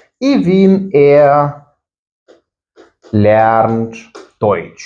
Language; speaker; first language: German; non-native, fluent; Ukrainian